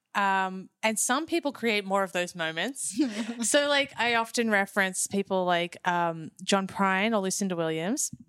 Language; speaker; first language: English; native; English